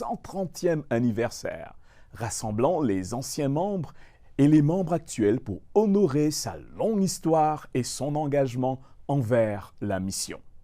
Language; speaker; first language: French; native; French